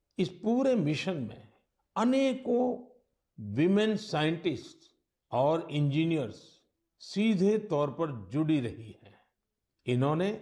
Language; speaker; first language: Hindi; non-native, local second language; Gujarati